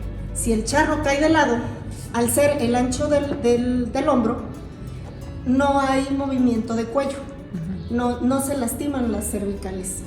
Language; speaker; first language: Spanish; native; Spanish